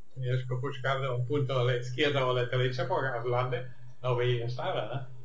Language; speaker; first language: Spanish; non-native, fluent; German